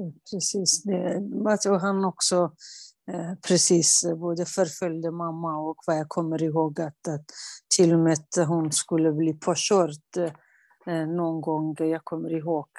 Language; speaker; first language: Swedish; non-native, fluent; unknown